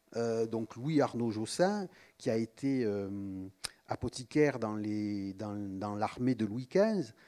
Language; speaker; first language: French; native; French